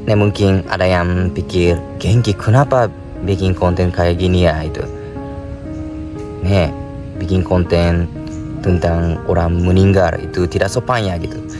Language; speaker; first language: Indonesian; non-native, fluent; Japanese